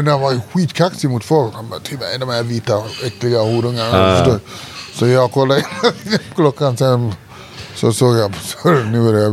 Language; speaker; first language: Swedish; early bilingual, other home language; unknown